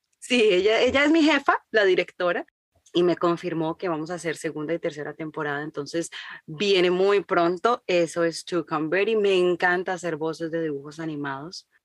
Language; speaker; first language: Spanish; native; Spanish